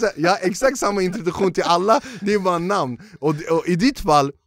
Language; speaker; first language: Swedish; native; Swedish